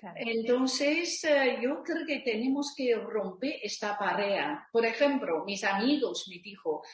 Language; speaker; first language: Spanish; non-native, learner; Chinese